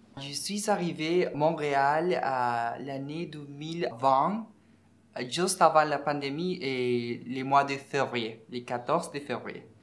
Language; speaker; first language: French; non-native, learner; Spanish